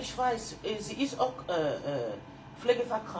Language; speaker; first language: German; non-native, learner; French